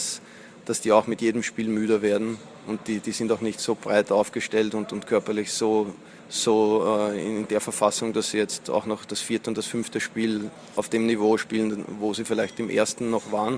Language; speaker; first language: German; native; German